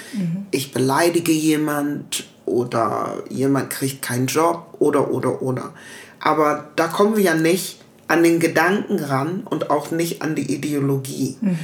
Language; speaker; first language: German; early bilingual, other home language; English